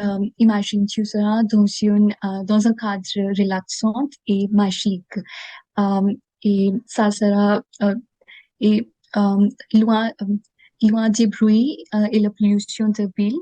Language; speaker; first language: French; non-native, learner; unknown